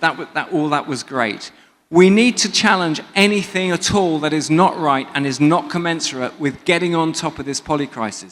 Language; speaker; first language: English; native; English